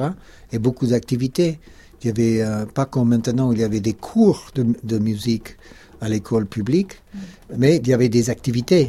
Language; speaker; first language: French; non-native, fluent; English